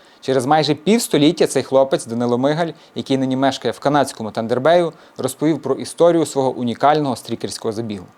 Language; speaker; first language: Ukrainian; native; Ukrainian